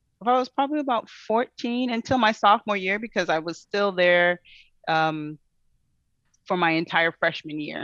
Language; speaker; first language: English; native; English